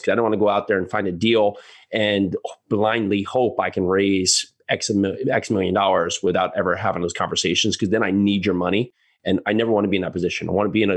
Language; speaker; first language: English; native; English